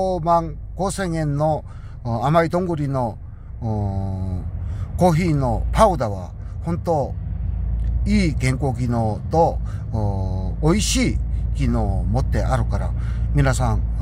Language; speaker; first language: Japanese; non-native, learner; Korean